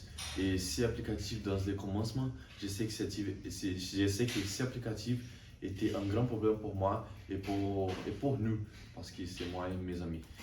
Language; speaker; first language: French; non-native, learner; Portuguese